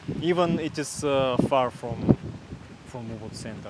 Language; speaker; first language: English; non-native, fluent; Bulgarian